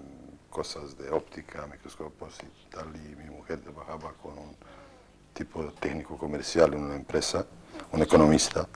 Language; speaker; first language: Spanish; non-native, fluent; Bosnian